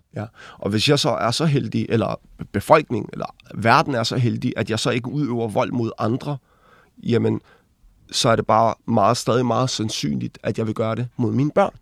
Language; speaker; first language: Danish; early bilingual, other home language; Arabic